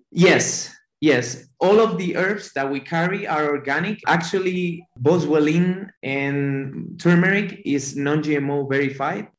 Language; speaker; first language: English; non-native, fluent; Spanish